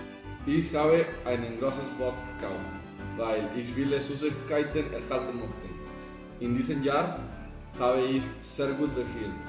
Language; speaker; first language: German; non-native, learner; English